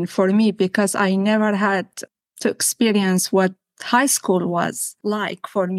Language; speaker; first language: English; non-native, fluent; Arabic